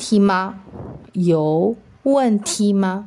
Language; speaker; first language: Chinese; non-native, fluent; Indonesian